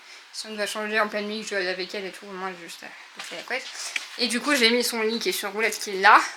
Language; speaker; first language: French; native; French